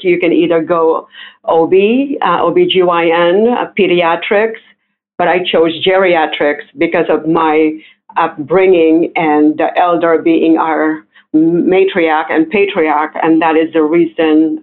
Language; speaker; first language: English; non-native, local second language; Filipino